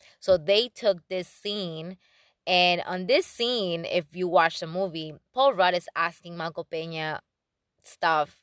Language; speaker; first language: English; non-native, fluent; Spanish